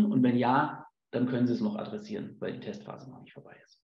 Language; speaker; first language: German; native; German